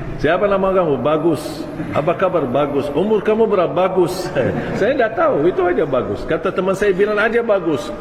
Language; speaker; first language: Malay; non-native, fluent; Arabic